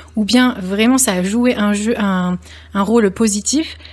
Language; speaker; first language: French; native; French